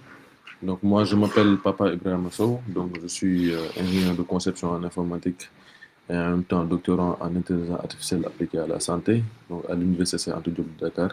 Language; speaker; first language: French; non-native, local second language; Wolof